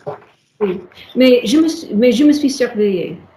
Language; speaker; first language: French; non-native, learner; English